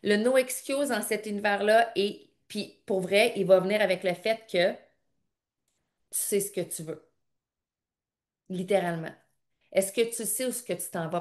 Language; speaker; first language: French; native; French